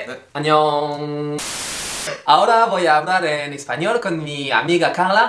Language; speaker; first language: Spanish; non-native, fluent; French